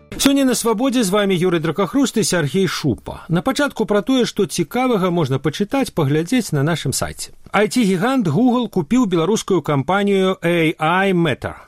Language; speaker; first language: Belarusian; native; Belarusian